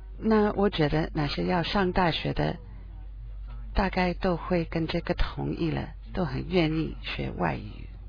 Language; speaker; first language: Chinese; non-native, fluent; English